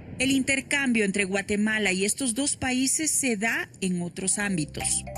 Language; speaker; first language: Spanish; native; Spanish